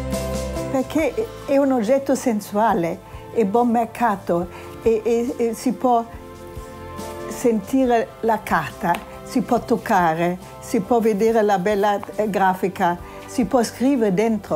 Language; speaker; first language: Italian; non-native, fluent; German